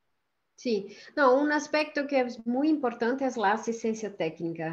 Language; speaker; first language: Spanish; non-native, learner; Portuguese